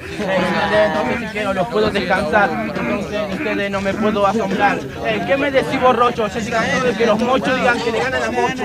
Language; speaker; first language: Spanish; native; Spanish